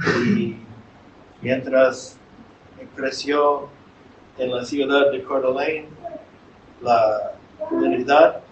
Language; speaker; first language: Spanish; non-native, fluent; English